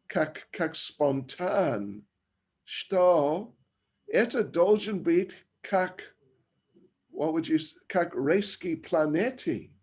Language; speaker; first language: Russian; non-native, learner; English